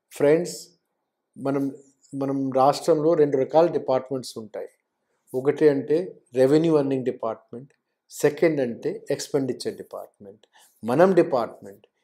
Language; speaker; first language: Telugu; non-native, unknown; Hindi